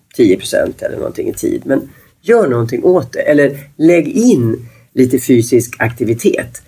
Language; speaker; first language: Swedish; native; Swedish